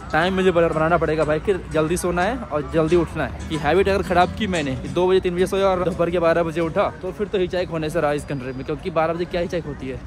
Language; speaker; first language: Hindi; native; Hindi